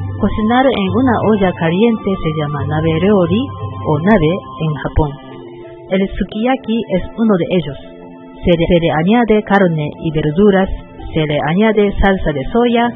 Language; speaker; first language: Spanish; non-native, learner; Japanese